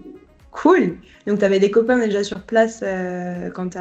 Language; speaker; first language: French; native; French